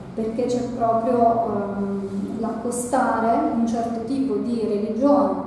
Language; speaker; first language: Italian; native; Italian